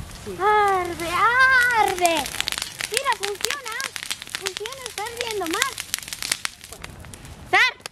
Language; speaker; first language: Spanish; native; Spanish